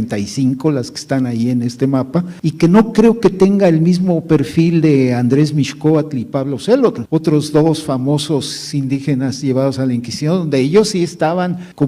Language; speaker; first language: Spanish; native; Spanish